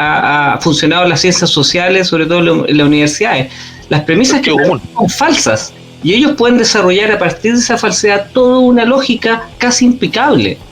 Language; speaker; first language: Spanish; native; Spanish